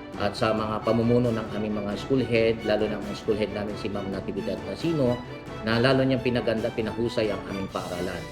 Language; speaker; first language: Filipino; non-native, local second language; Pangasinan